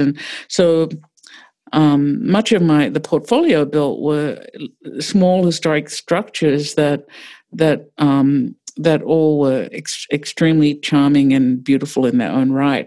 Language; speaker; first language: English; native; English